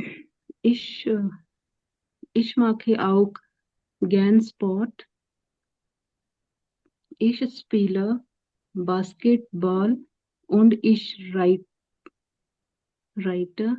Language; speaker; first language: German; non-native, learner; Hindi